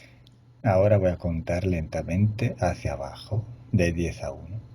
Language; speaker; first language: Spanish; non-native, fluent; Italian